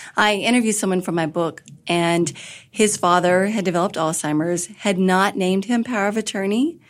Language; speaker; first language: English; native; English